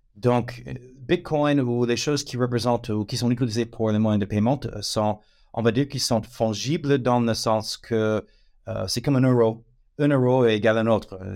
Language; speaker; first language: French; non-native, fluent; English